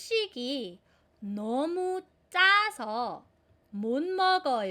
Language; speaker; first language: Korean; non-native, fluent; Filipino